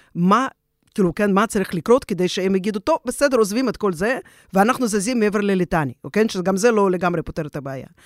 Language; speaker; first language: Hebrew; non-native, fluent; Russian